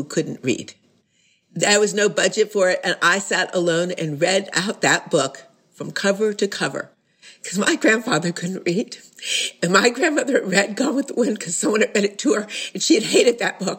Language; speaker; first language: English; native; English